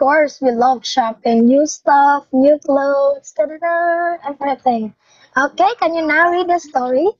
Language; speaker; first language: English; non-native, fluent; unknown